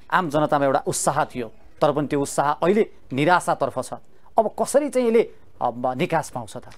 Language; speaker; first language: Nepali; native; Nepali